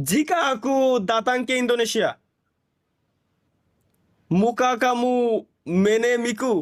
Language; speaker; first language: Indonesian; non-native, learner; Bangla